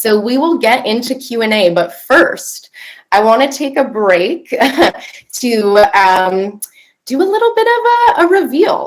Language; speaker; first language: English; native; English